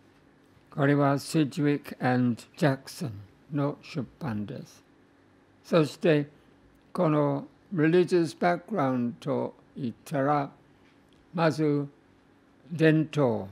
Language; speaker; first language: Japanese; non-native, fluent; English